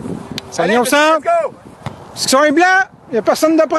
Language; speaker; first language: French; native; French